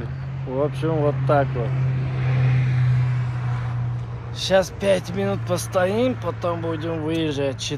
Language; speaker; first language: Russian; non-native, fluent; Uzbek